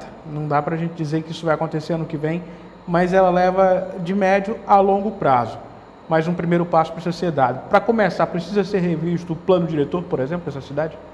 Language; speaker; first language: Portuguese; native; Portuguese